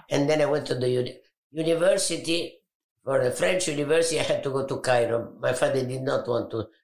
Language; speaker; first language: English; non-native, fluent; Arabic